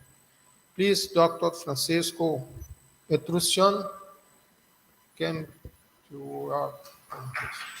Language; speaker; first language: English; non-native, learner; Portuguese